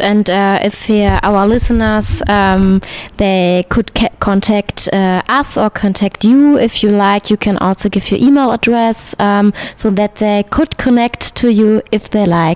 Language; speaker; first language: English; non-native, fluent; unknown